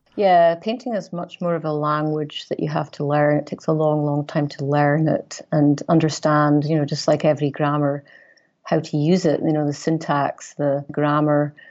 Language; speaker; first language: English; native; English